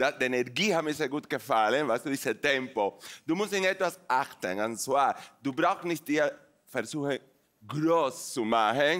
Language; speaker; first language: German; non-native, fluent; Spanish